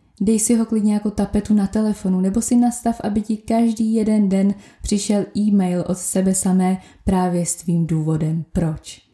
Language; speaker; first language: Czech; native; Czech